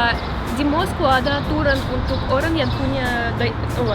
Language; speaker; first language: Indonesian; non-native, fluent; Russian